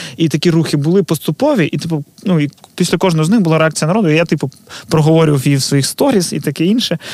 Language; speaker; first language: Ukrainian; non-native, local second language; Russian